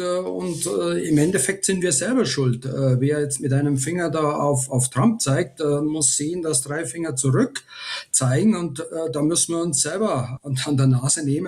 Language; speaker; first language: German; native; German